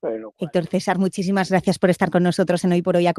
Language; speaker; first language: Spanish; native; Spanish